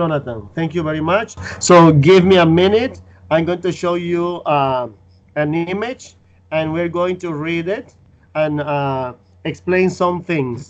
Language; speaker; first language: English; non-native, fluent; Spanish